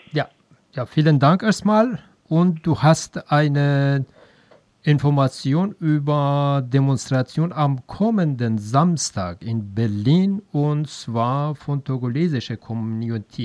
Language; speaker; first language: German; non-native, learner; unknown